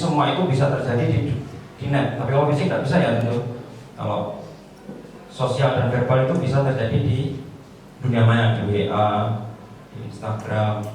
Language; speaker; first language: Indonesian; native; Indonesian